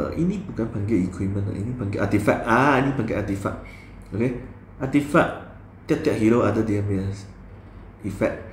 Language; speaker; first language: Malay; non-native, local second language; Chinese